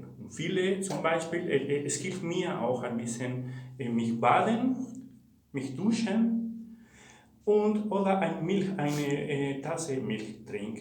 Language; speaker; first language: German; non-native, fluent; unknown